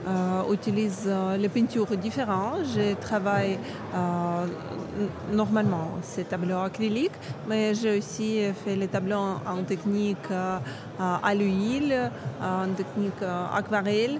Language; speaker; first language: French; non-native, learner; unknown